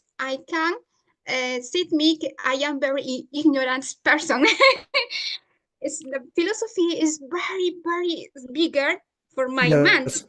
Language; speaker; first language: English; non-native, learner; Spanish